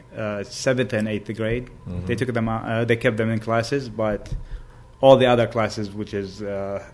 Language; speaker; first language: English; non-native, fluent; Arabic